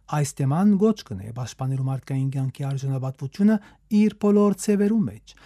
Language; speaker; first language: Armenian; native; Armenian